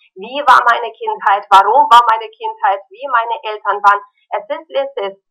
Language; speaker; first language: German; non-native, fluent; Russian